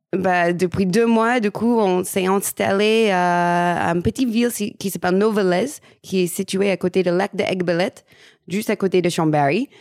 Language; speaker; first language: French; non-native, fluent; English